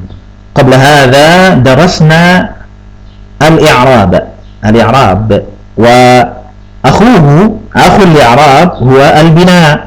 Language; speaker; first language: Arabic; non-native, fluent; Indonesian